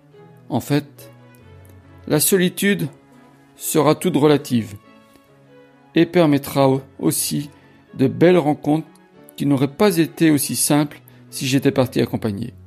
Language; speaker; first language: French; native; French